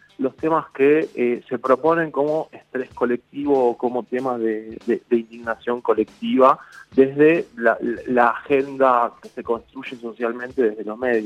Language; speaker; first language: Spanish; native; Spanish